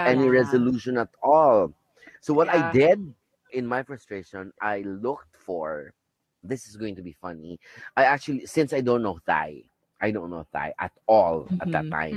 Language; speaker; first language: English; non-native, local second language; Filipino